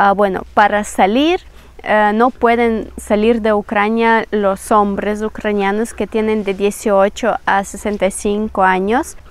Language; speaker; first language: Spanish; non-native, fluent; Ukrainian